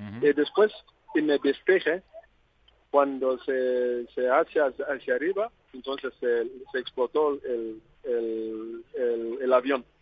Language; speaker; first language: Spanish; non-native, learner; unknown